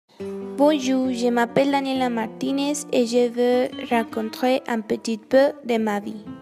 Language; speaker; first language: French; non-native, learner; Spanish